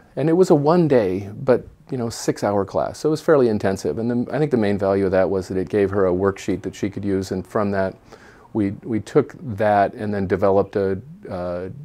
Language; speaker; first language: English; native; English